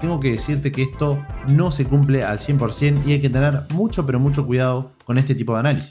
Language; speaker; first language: Spanish; native; Spanish